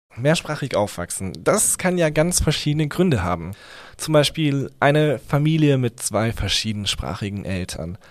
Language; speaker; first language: German; early bilingual, other home language; Hungarian